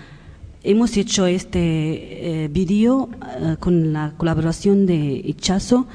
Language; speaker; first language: Spanish; non-native, learner; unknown